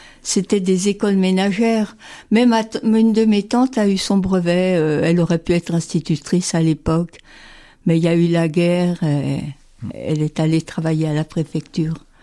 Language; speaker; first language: French; native; French